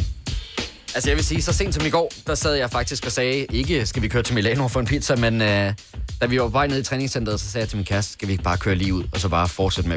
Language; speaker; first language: Danish; native; Danish